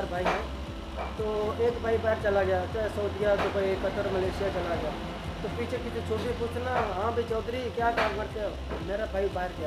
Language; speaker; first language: Hindi; native; Hindi